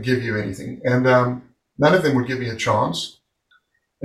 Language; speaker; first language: English; native; English